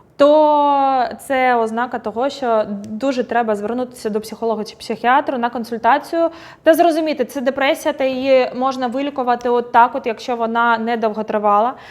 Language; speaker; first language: Ukrainian; non-native, local second language; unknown